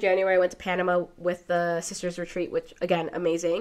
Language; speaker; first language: English; native; English